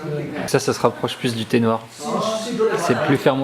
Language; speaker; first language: French; native; French